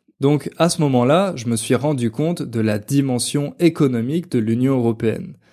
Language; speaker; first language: French; native; French